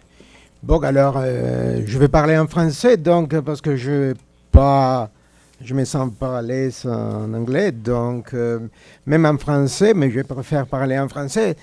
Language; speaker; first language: French; non-native, fluent; Spanish